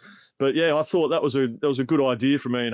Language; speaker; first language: English; native; English